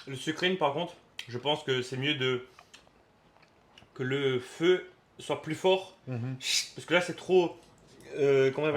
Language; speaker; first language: French; native; French